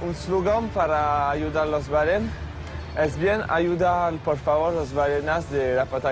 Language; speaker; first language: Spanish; non-native, learner; French